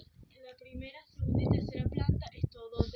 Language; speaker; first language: Spanish; early bilingual, heritage; Spanish